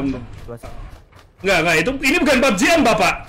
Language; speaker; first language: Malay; non-native, local second language; Javanese